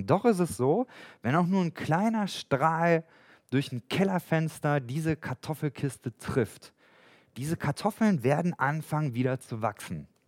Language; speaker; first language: German; native; German